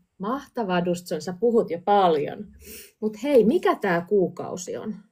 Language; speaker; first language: Finnish; native; Finnish